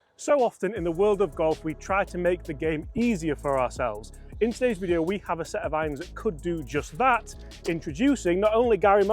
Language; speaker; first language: English; native; English